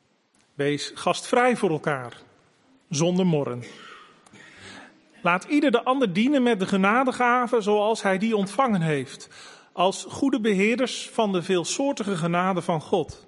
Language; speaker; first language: Dutch; native; Dutch